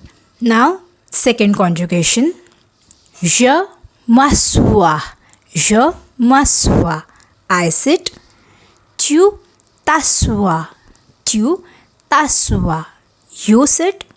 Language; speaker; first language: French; non-native, fluent; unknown